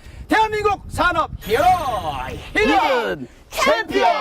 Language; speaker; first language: Korean; native; Korean